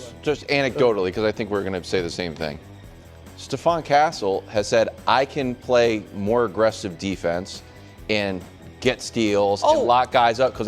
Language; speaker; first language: English; native; English